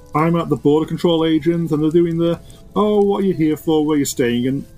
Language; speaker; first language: English; native; English